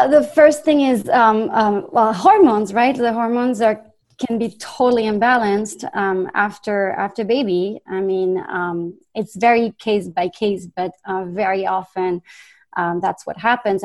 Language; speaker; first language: English; non-native, fluent; French